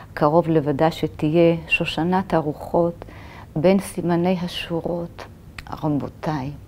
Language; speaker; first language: Hebrew; native; Hebrew